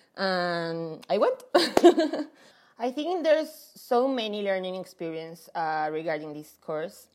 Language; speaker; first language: English; non-native, fluent; Spanish